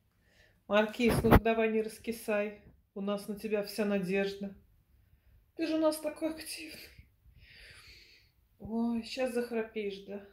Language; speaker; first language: Russian; native; Russian